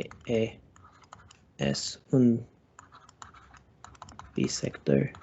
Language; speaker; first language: Spanish; non-native, learner; English